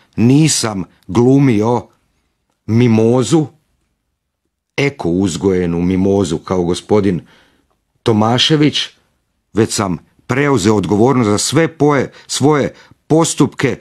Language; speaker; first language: Croatian; native; Croatian